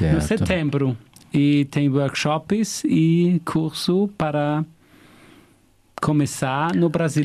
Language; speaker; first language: Portuguese; non-native, fluent; German